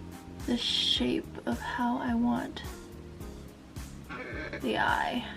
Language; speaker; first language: English; native; English